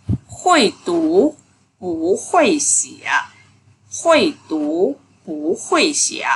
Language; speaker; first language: Chinese; non-native, fluent; Vietnamese